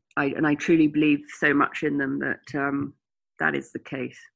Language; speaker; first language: English; native; English